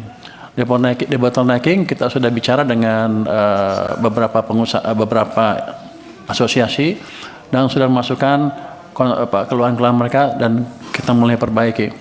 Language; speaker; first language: Indonesian; native; Indonesian